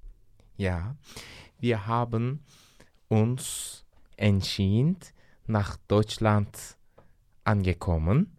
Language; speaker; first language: German; non-native, learner; Turkish